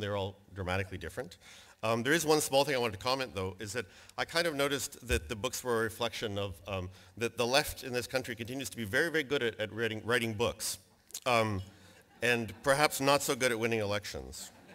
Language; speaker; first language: English; native; English